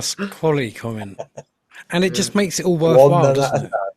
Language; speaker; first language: English; native; English